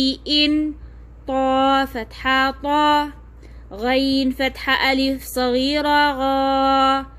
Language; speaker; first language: Arabic; non-native, fluent; Oromo